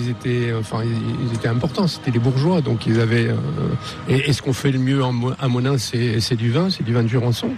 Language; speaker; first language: French; native; French